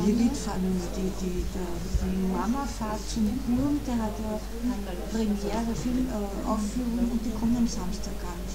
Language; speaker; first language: German; native; German